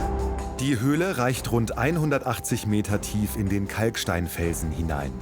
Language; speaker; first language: German; native; German